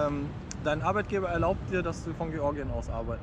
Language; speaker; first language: German; native; German